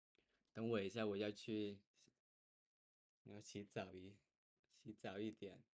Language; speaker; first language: Chinese; non-native, learner; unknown